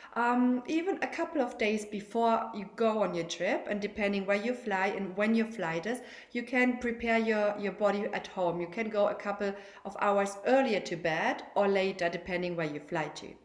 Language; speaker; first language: English; non-native, fluent; German